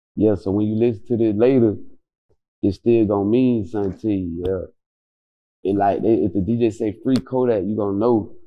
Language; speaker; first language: English; native; English